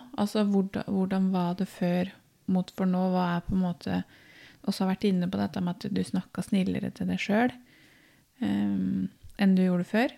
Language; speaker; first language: Norwegian; native; Norwegian